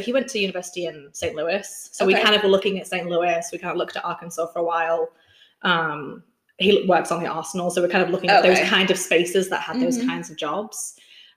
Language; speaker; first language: English; native; English